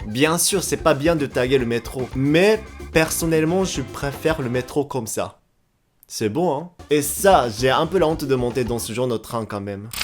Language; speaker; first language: French; non-native, fluent; Japanese